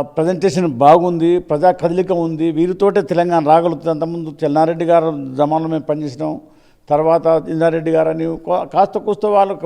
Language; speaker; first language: Telugu; native; Telugu